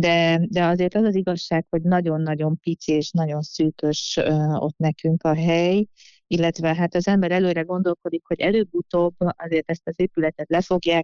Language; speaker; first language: Hungarian; native; Hungarian